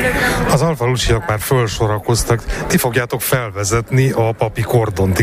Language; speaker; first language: Hungarian; native; Hungarian